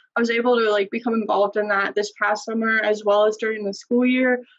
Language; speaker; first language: English; native; English